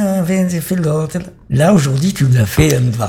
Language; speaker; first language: French; native; French